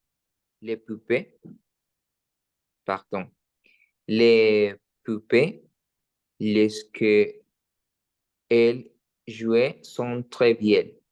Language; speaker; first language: French; non-native, learner; Spanish